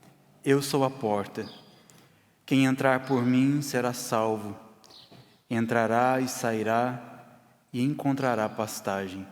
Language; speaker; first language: Portuguese; native; Portuguese